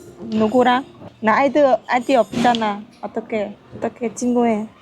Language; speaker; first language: Korean; non-native, learner; Vietnamese